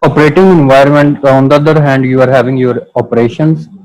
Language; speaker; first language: English; non-native, local second language; Urdu